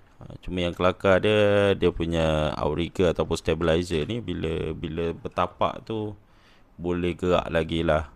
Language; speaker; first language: Malay; native; Malay